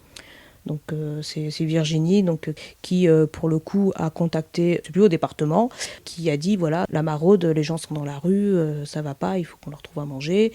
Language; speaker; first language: French; native; French